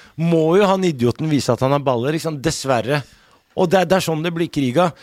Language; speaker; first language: Norwegian; early bilingual, other home language; Arabic